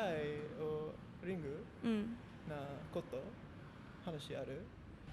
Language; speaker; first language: Japanese; non-native, learner; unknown